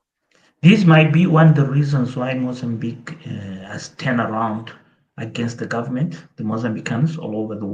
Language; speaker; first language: English; non-native, local second language; Portuguese